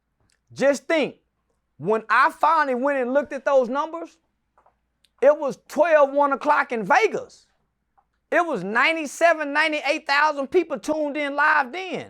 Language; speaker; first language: English; native; English